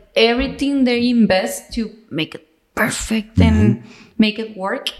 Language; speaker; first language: English; non-native, fluent; Spanish